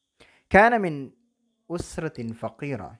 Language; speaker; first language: Arabic; non-native, fluent; Malayalam